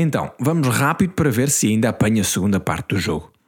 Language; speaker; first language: Portuguese; non-native, learner; English